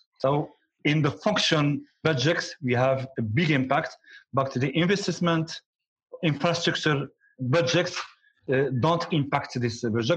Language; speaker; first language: English; non-native, learner; Arabic